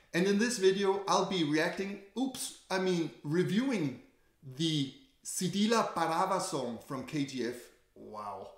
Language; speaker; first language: English; non-native, fluent; Danish